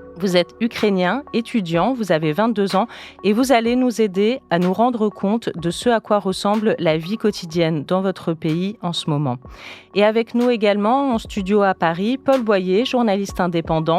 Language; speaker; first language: French; native; French